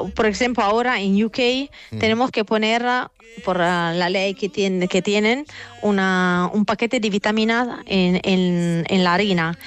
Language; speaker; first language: Spanish; non-native, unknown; Italian